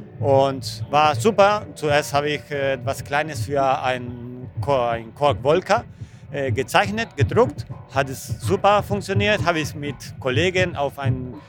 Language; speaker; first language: German; non-native, learner; Spanish